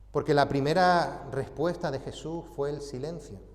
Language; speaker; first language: Spanish; native; Spanish